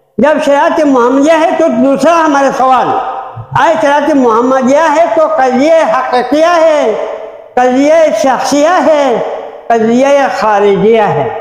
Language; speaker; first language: Urdu; non-native, local second language; Balti